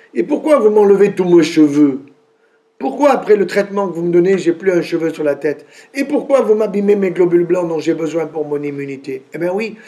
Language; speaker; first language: French; native; French